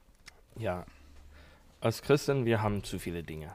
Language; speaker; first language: German; non-native, learner; English